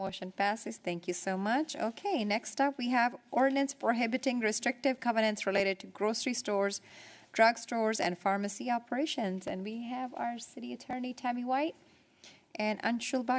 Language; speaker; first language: English; native; English